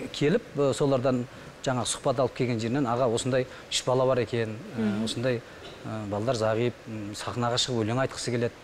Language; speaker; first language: Kazakh; native; Kazakh